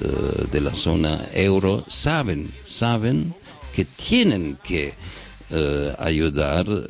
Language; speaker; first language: Spanish; non-native, fluent; German